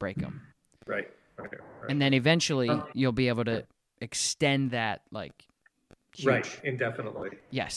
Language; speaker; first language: English; native; English